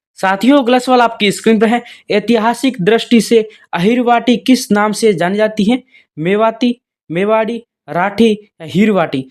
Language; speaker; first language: Hindi; native; Hindi